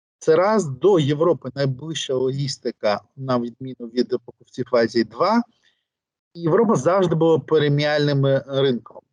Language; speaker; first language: Ukrainian; native; Ukrainian